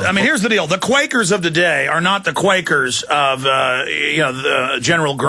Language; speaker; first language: English; native; English